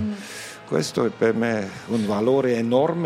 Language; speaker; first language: Italian; non-native, learner; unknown